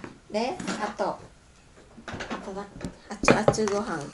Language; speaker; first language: Japanese; non-native, learner; Vietnamese